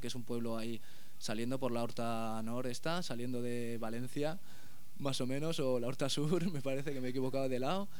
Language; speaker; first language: Spanish; native; Spanish